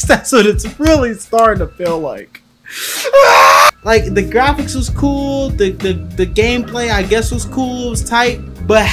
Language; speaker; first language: English; native; English